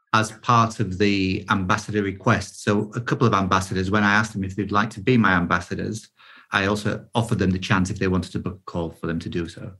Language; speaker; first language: English; native; English